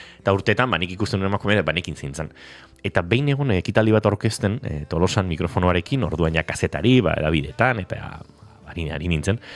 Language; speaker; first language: Basque; non-native, local second language; Spanish